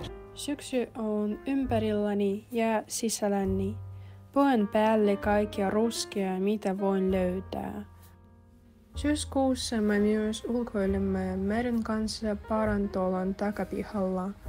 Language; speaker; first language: Finnish; non-native, learner; Russian